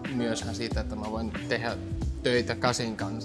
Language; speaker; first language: Finnish; non-native, fluent; German